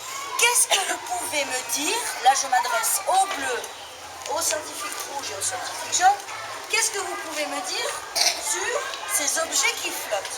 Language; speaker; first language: French; native; French